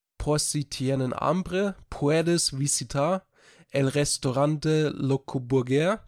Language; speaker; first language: Spanish; non-native, learner; German